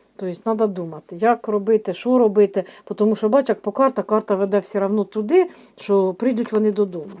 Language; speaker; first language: Ukrainian; native; Ukrainian